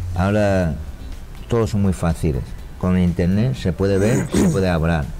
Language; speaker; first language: Spanish; non-native, learner; Chinese